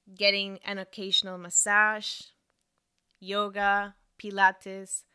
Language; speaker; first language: English; non-native, fluent; Spanish